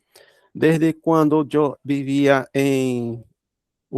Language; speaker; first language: Spanish; non-native, learner; Portuguese